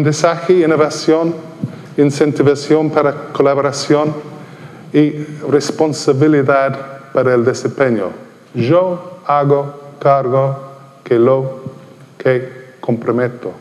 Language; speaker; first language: Spanish; non-native, fluent; English